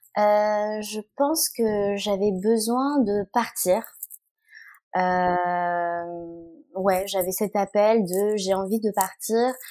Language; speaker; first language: French; early bilingual, other home language; Vietnamese